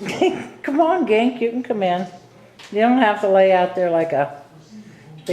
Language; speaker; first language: English; native; English